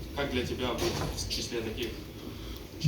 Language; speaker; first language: Russian; native; Russian